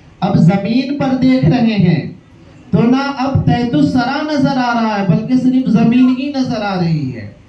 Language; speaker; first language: Urdu; native; Urdu